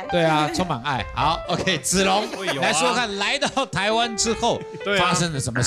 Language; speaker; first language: Chinese; native; Chinese